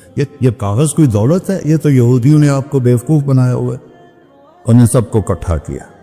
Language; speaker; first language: Urdu; non-native, local second language; Punjabi